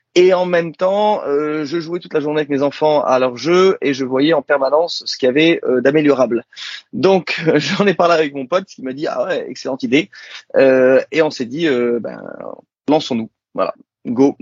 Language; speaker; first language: French; native; French